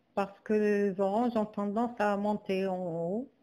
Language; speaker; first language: French; non-native, local second language; Arabic